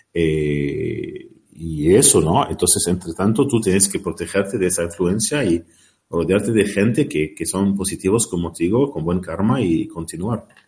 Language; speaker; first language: Spanish; non-native, learner; Arabic